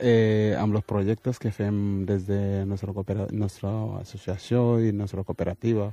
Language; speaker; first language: Catalan; non-native, fluent; Wolof